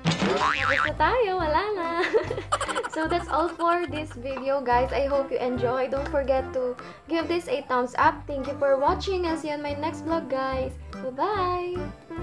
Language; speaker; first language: English; non-native, local second language; Filipino